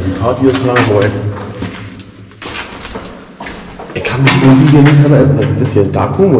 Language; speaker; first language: German; native; German